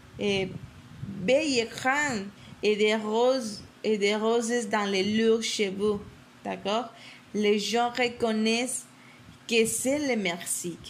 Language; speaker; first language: French; non-native, learner; Spanish